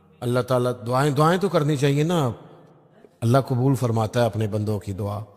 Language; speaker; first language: Urdu; non-native, local second language; Punjabi